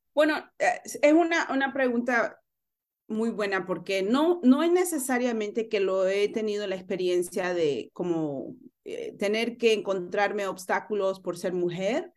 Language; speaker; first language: Spanish; early bilingual, heritage; Spanish